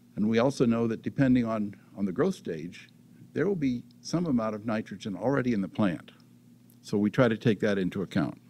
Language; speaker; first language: English; native; English